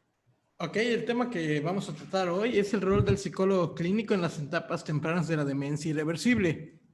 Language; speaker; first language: Spanish; native; Spanish